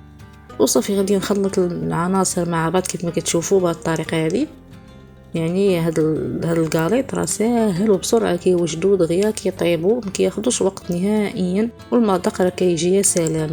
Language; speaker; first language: Arabic; native; Arabic